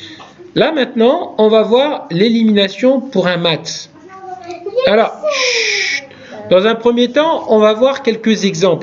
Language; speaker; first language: French; native; French